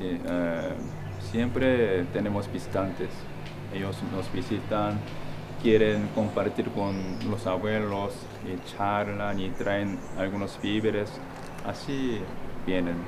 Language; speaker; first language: Spanish; non-native, fluent; Korean